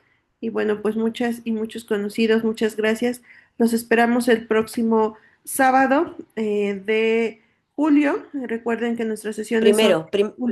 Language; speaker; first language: Spanish; native; Spanish